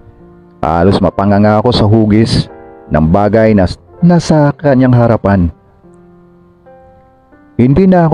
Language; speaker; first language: Filipino; native; Filipino